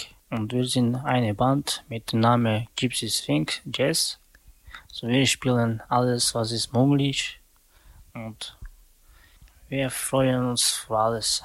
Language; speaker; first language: German; non-native, learner; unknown